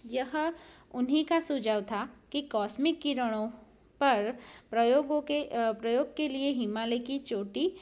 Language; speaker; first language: Hindi; non-native, local second language; Gujarati